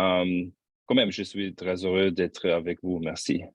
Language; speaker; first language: French; non-native, fluent; German